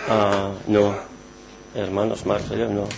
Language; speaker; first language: Spanish; non-native, learner; Arabic